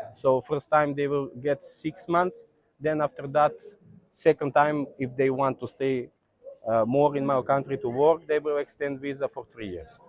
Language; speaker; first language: English; non-native, learner; Serbian